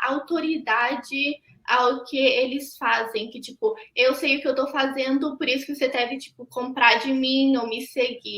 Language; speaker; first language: Portuguese; early bilingual, heritage; Portuguese